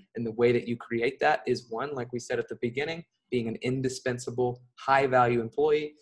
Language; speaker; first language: English; native; English